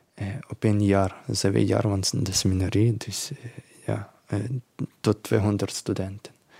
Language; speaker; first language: Dutch; non-native, learner; Ukrainian